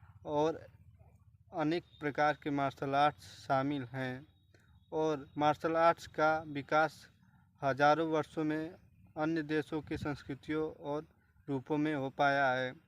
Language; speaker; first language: Hindi; native; Hindi